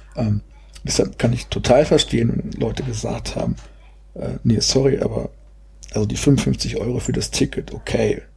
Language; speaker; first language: German; native; German